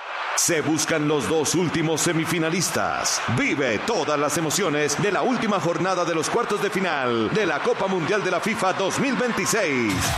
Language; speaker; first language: Spanish; native; Spanish